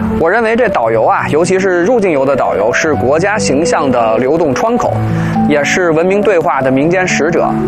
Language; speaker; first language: Chinese; native; Chinese